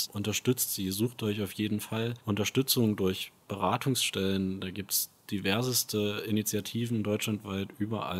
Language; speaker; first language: German; native; German